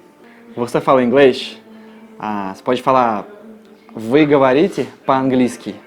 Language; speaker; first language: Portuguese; non-native, fluent; Russian